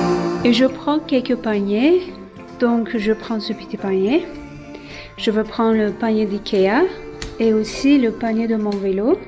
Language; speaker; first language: French; non-native, fluent; Turkish